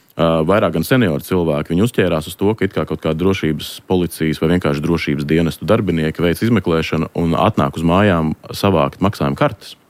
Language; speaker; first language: Latvian; native; Latvian